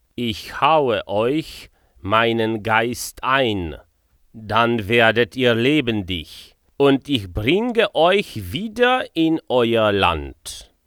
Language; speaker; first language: German; non-native, fluent; Polish